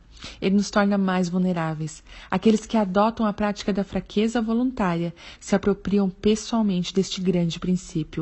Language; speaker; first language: Portuguese; native; Portuguese